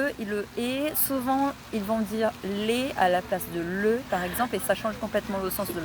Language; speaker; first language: French; non-native, fluent; Portuguese